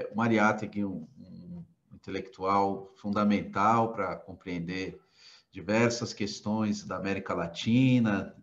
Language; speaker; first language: Portuguese; native; Portuguese